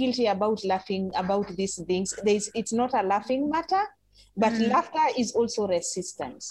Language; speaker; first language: English; non-native, local second language; Masai